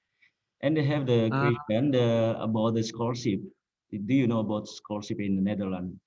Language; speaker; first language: English; non-native, learner; Indonesian